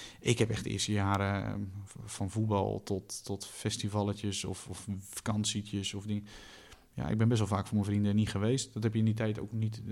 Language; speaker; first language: Dutch; native; Dutch